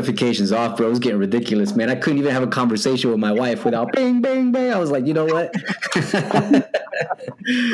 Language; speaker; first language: English; native; English